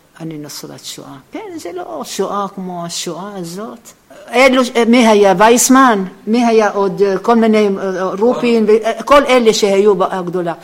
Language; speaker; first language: Hebrew; early bilingual, other home language; Arabic